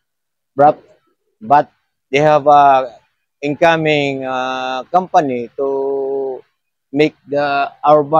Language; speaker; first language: English; non-native, learner; Filipino